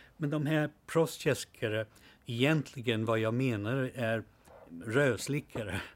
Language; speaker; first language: Swedish; non-native, fluent; English